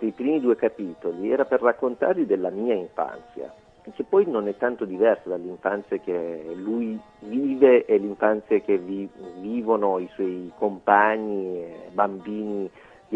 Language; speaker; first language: Italian; non-native, fluent; Persian